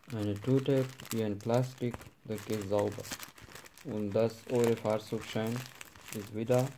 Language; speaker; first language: German; non-native, learner; Urdu